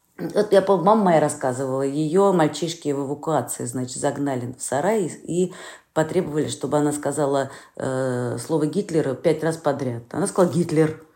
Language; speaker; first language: Russian; native; Russian